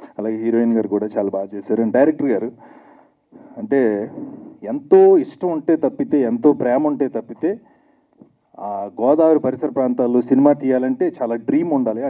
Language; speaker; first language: Telugu; native; Telugu